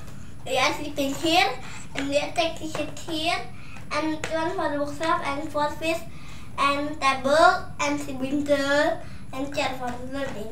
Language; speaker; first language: English; non-native, learner; Indonesian